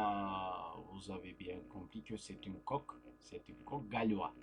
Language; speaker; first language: French; non-native, fluent; Turkish